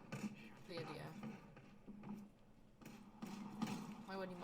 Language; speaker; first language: Welsh; non-native, learner; English